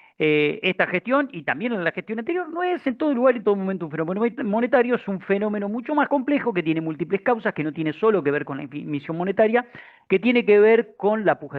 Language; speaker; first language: Spanish; native; Spanish